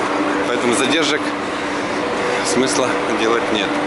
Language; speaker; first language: Russian; native; Russian